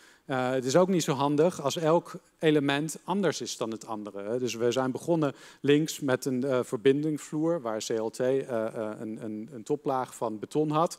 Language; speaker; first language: Dutch; native; Dutch